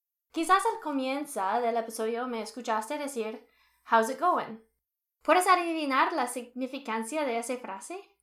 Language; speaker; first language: Spanish; non-native, fluent; English